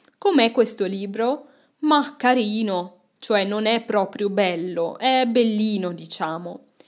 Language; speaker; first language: Italian; native; Italian